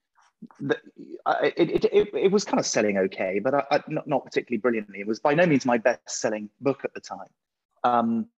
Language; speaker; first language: English; native; English